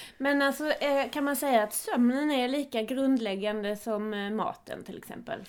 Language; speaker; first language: Swedish; native; Swedish